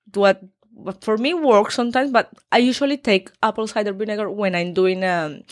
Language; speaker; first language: English; non-native, learner; Spanish